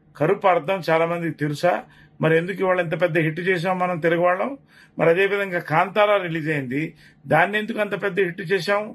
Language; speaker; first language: Telugu; native; Telugu